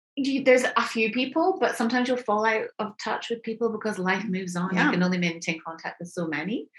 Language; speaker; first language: English; native; English